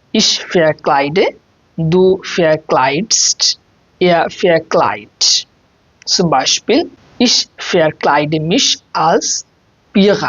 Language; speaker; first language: German; non-native, fluent; Bangla